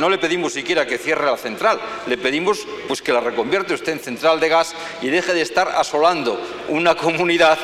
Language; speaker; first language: Spanish; native; Spanish